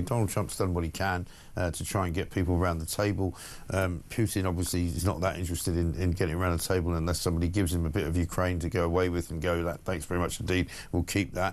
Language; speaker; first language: English; native; English